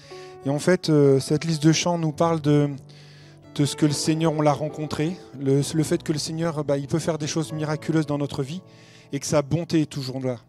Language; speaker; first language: French; native; French